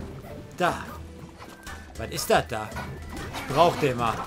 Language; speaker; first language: German; native; German